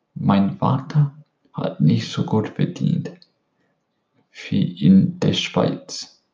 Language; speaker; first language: German; non-native, learner; English